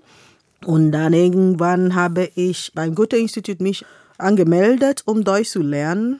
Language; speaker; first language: German; non-native, fluent; Igbo